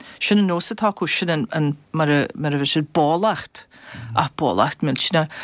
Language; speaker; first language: Irish; non-native, fluent; English